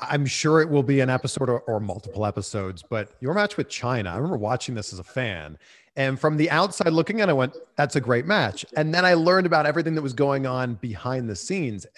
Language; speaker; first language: English; native; English